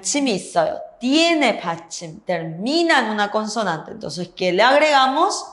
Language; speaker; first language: Spanish; native; Spanish